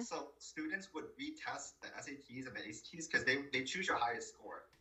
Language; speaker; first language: English; early bilingual, other home language; Vietnamese